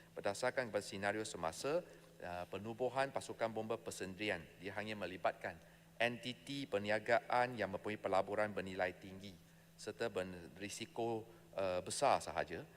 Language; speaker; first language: Malay; non-native, local second language; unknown